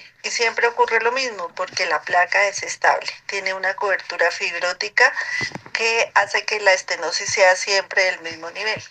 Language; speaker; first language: Spanish; native; Spanish